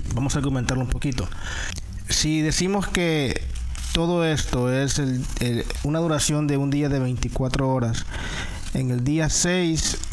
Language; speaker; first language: Spanish; native; Spanish